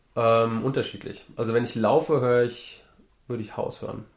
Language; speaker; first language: German; native; German